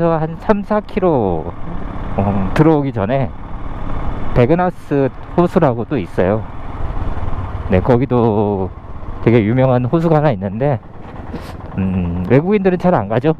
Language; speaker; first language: Korean; native; Korean